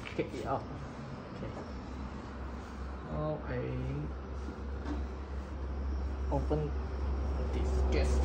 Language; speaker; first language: English; non-native, local second language; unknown